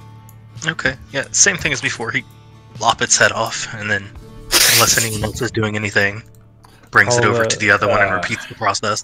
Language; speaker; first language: English; native; English